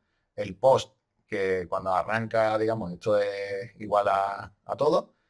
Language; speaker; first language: Spanish; native; Spanish